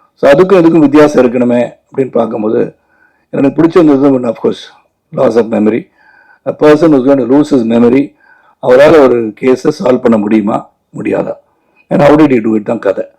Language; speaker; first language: Tamil; native; Tamil